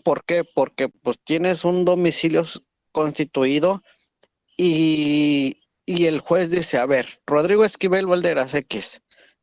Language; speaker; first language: Spanish; native; Spanish